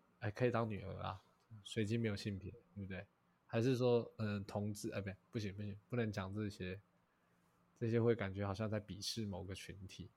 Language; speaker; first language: Chinese; native; Chinese